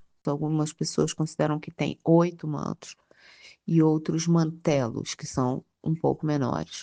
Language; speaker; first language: Portuguese; native; Portuguese